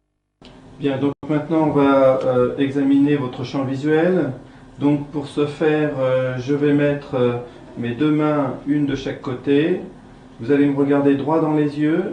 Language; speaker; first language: French; native; French